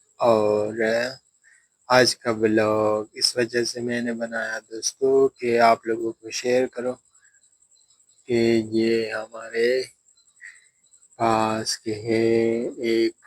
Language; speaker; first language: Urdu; non-native, local second language; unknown